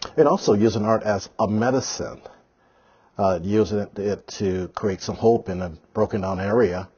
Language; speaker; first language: English; native; English